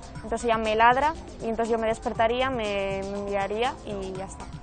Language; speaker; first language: Spanish; native; Spanish